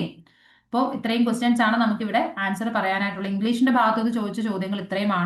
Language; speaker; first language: Malayalam; native; Malayalam